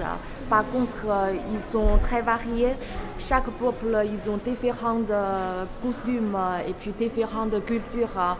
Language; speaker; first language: French; non-native, learner; Chinese